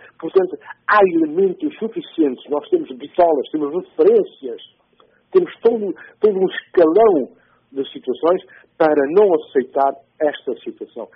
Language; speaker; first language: Portuguese; non-native, local second language; Upper Guinea Crioulo